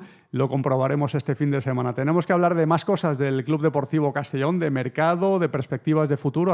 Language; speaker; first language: Spanish; native; Spanish